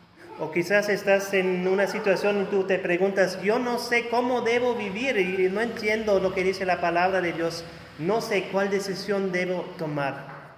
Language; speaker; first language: Spanish; non-native, fluent; German